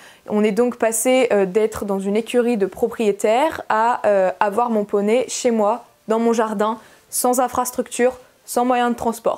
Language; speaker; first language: French; native; French